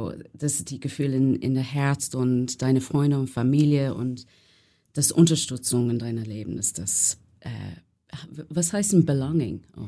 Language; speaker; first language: German; non-native, learner; English